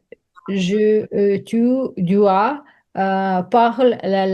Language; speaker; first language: French; non-native, learner; Ukrainian